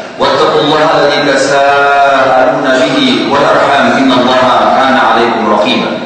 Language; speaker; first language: Indonesian; native; Indonesian